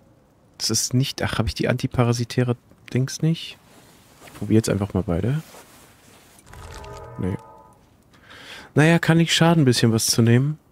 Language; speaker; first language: German; native; German